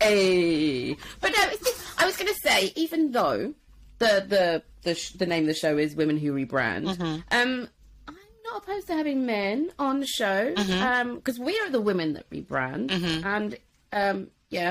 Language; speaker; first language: English; native; English